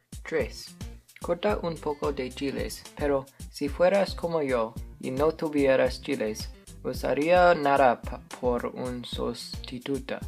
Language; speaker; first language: Spanish; non-native, learner; English